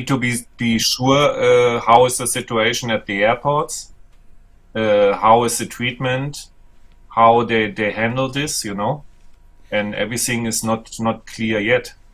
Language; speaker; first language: English; non-native, learner; German